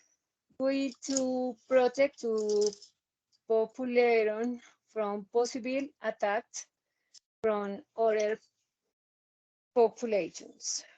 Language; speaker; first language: English; non-native, learner; Spanish